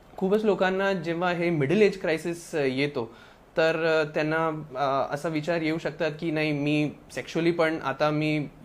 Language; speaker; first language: Marathi; non-native, local second language; Sindhi